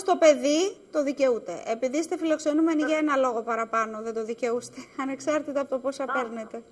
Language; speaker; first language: Greek; native; Greek